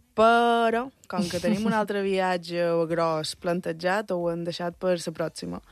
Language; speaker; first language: Catalan; early bilingual, other home language; Spanish